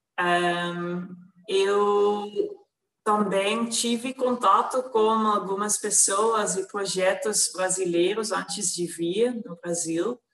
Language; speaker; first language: Portuguese; non-native, fluent; Dutch